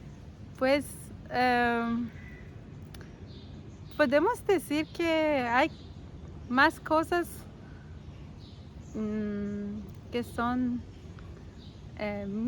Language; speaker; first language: Spanish; non-native, learner; Persian